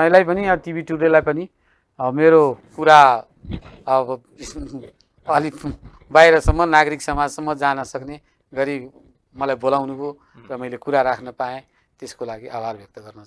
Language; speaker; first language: Nepali; native; Nepali